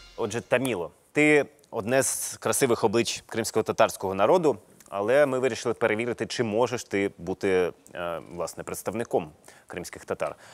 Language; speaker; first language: Ukrainian; native; Ukrainian